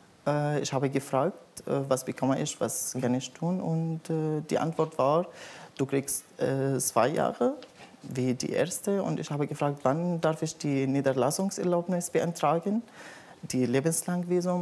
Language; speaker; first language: German; non-native, learner; Arabic